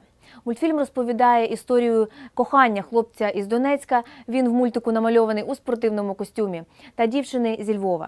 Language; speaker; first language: Ukrainian; native; Ukrainian